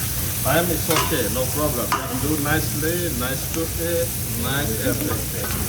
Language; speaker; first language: English; non-native, learner; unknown